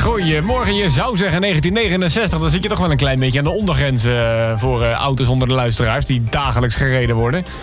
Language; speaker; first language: Dutch; native; Dutch